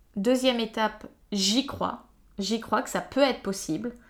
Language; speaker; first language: French; native; French